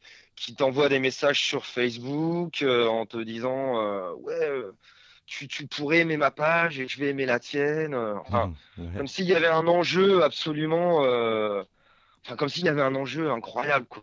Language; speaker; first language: French; native; French